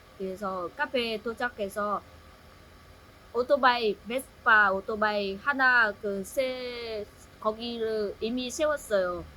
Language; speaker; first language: Korean; non-native, learner; Vietnamese